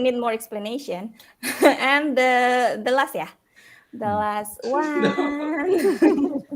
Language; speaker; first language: English; non-native, learner; Indonesian